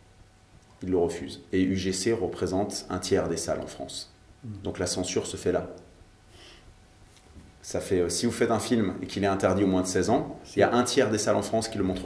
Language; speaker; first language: French; native; French